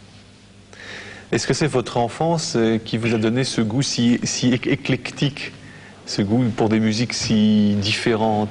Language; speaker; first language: French; native; French